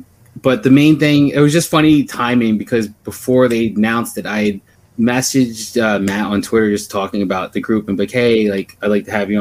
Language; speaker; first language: English; native; English